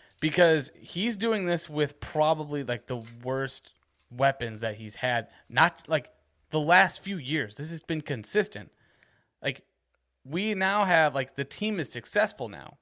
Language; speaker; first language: English; native; English